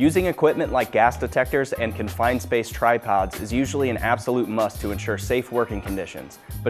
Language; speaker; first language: English; native; English